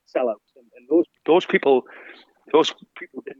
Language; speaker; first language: English; native; English